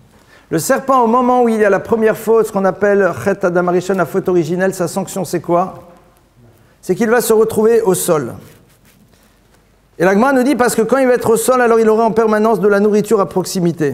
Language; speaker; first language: French; native; French